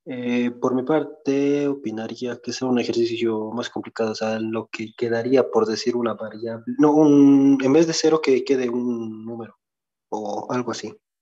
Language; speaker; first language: Spanish; native; Spanish